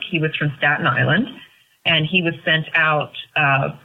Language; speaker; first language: English; native; English